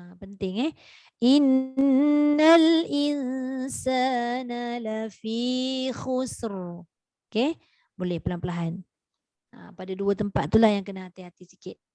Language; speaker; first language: Malay; native; Malay